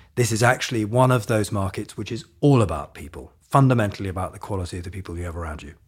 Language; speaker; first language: English; native; English